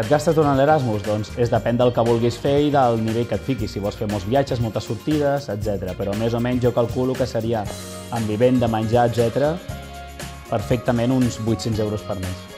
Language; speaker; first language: Catalan; native; Catalan